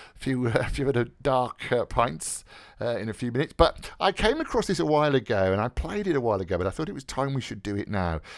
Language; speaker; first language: English; native; English